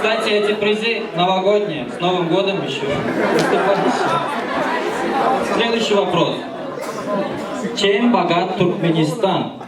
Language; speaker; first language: Russian; non-native, fluent; Turkmen